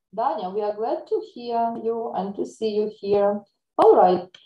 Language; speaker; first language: English; non-native, fluent; Ukrainian